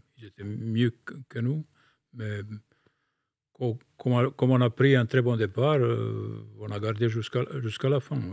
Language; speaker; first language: French; non-native, fluent; Bosnian